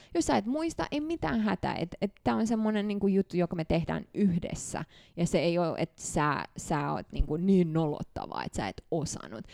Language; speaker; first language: Finnish; non-native, fluent; Romanian